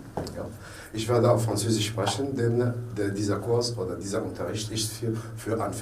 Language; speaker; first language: German; non-native, fluent; Arabic